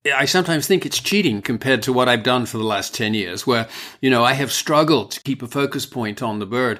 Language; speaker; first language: English; native; English